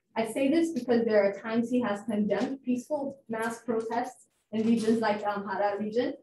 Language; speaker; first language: English; non-native, fluent; Amharic